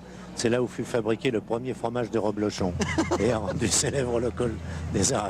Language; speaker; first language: French; native; French